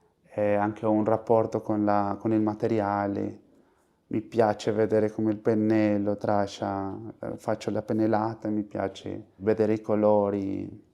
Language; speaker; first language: Italian; non-native, fluent; Spanish